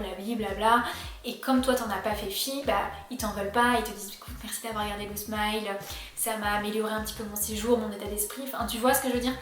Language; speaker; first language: French; native; French